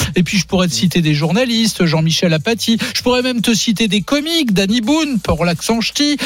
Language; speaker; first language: French; native; French